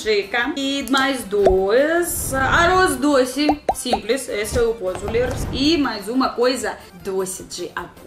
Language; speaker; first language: Portuguese; non-native, learner; Russian